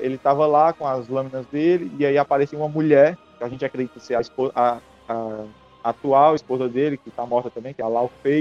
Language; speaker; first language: Portuguese; native; Portuguese